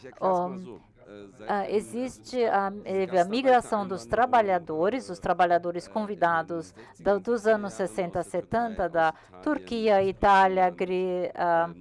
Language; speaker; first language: Portuguese; non-native, learner; German